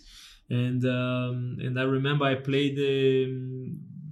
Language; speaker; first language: English; non-native, fluent; Portuguese